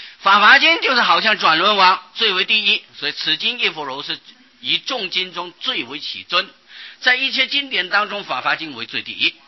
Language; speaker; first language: Chinese; non-native, local second language; Hakka Chinese